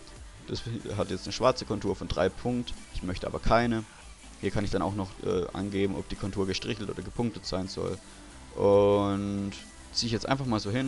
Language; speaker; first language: German; native; German